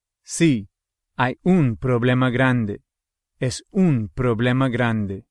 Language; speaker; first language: Spanish; non-native, fluent; English